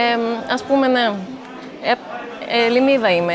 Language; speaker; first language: Greek; early bilingual, heritage; French